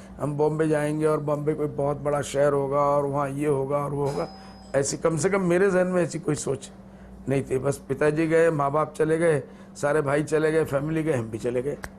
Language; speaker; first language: Hindi; non-native, local second language; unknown